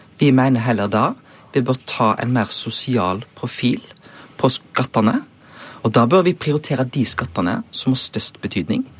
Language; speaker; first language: Norwegian; native; Norwegian